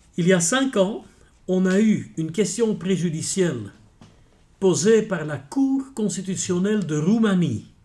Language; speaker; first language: French; non-native, local second language; Dutch